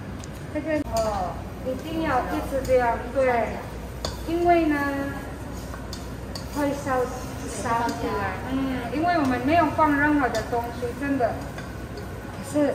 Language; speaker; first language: Chinese; non-native, learner; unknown